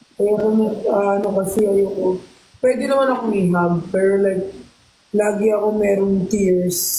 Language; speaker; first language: Filipino; native; Filipino